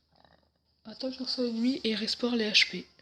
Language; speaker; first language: French; native; French